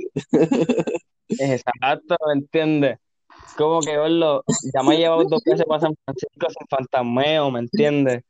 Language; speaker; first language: Spanish; native; Spanish